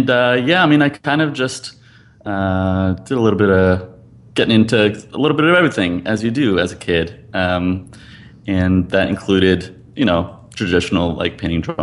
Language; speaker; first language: English; native; English